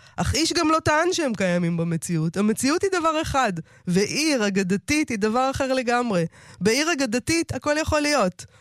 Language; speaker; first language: Hebrew; native; Hebrew